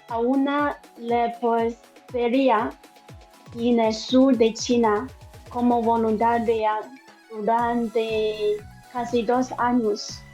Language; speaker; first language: Spanish; non-native, learner; Chinese